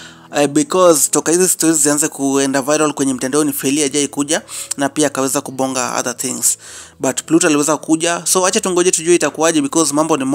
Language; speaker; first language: Swahili; non-native, local second language; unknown